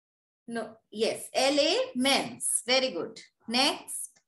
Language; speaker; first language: French; non-native, fluent; Hindi